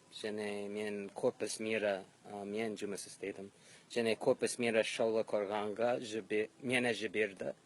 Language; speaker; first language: Kazakh; non-native, learner; English